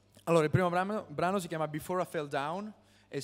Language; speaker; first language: Italian; native; Italian